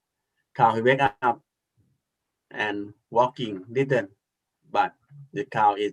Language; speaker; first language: English; non-native, learner; Thai